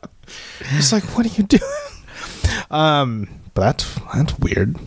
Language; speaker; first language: English; early bilingual, other home language; Filipino